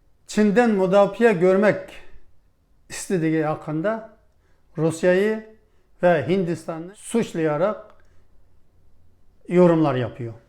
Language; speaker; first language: Turkish; non-native, fluent; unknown